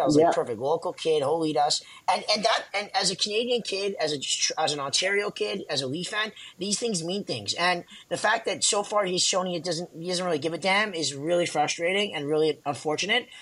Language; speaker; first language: English; native; English